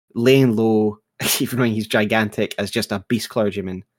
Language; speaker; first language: English; native; English